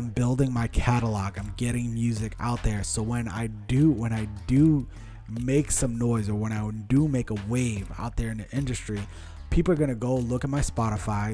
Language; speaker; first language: English; early bilingual, other home language; Portuguese